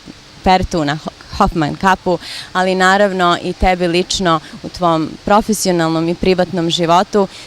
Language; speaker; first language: Bosnian; native; Bosnian